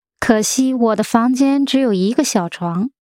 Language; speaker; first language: Chinese; non-native, learner; English